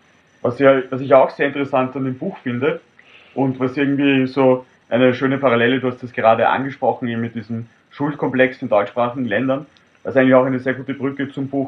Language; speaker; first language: German; native; German